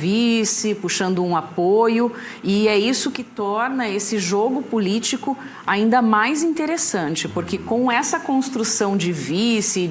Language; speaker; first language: Portuguese; native; Portuguese